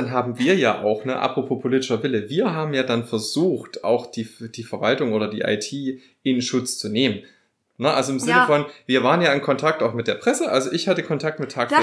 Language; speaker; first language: German; native; German